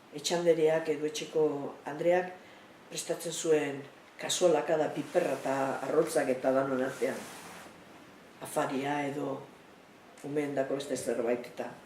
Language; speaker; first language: Basque; native; Basque